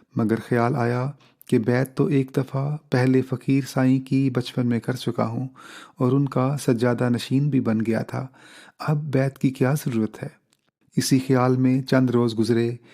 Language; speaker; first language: Urdu; native; Urdu